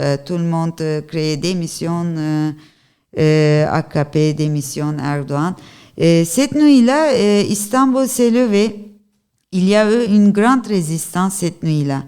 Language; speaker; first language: French; non-native, learner; Turkish